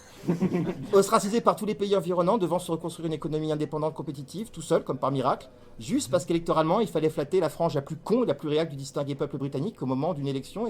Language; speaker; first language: French; native; French